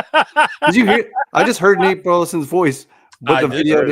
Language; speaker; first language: English; native; English